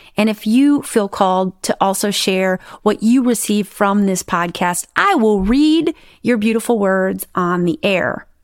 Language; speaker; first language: English; native; English